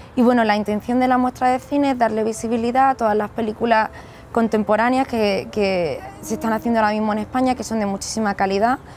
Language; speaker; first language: Spanish; native; Spanish